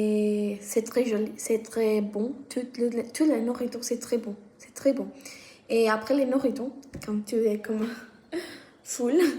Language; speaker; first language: French; non-native, learner; Spanish